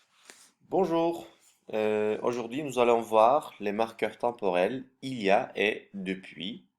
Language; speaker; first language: French; non-native, fluent; Turkish